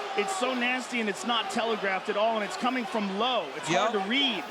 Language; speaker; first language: English; native; English